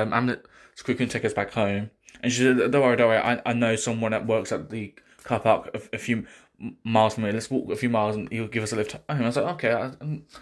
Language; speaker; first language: English; native; English